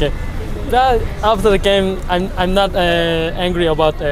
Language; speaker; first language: English; non-native, learner; Korean